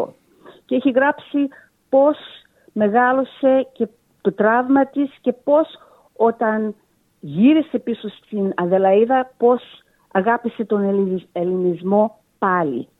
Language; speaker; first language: Greek; early bilingual, heritage; Greek